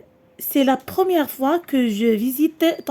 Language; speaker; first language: French; non-native, local second language; Arabic